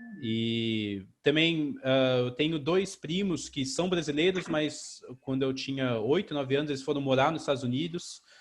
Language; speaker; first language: Portuguese; native; Portuguese